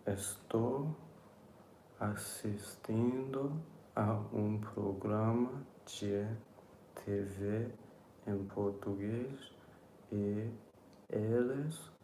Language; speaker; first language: Portuguese; non-native, learner; English